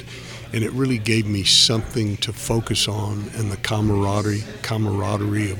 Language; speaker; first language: English; native; English